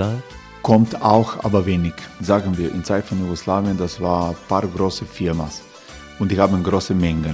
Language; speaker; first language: German; non-native, learner; Croatian